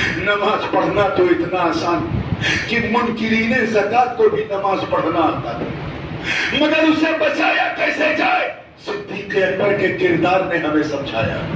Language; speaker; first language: Urdu; native; Urdu